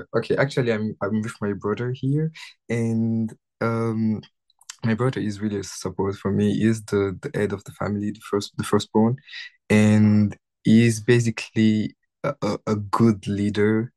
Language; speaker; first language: English; non-native, fluent; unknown